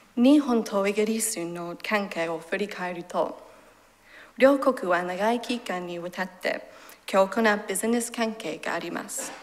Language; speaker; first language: Japanese; non-native, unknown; English